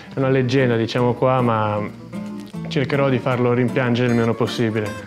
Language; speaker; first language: Italian; native; Italian